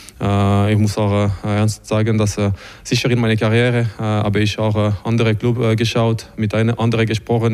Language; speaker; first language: German; non-native, local second language; French